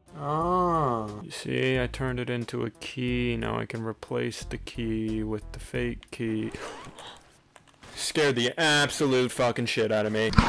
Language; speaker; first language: English; native; English